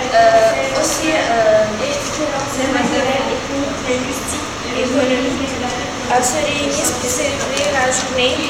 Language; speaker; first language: French; non-native, learner; Arabic